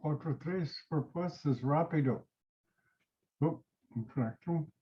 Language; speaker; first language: Spanish; non-native, learner; English